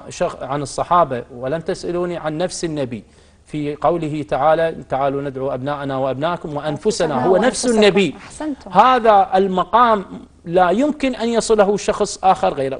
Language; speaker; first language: Arabic; native; Arabic